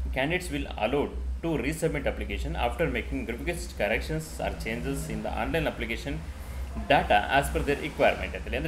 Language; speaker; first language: English; non-native, local second language; Kannada